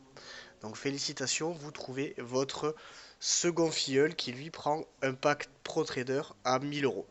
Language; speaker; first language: French; native; French